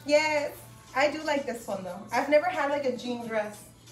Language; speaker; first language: English; non-native, local second language; Spanish